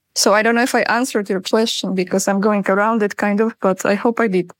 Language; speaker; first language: English; non-native, fluent; Polish